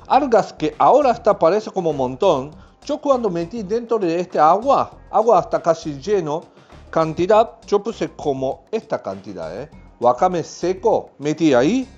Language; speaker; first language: Spanish; non-native, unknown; Japanese